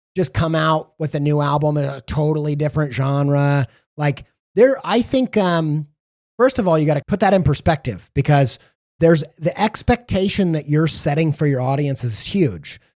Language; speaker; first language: English; native; English